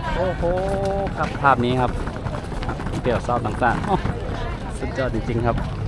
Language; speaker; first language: Thai; non-native, local second language; Northeastern Thai